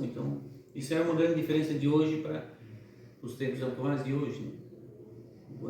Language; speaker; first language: Portuguese; native; Portuguese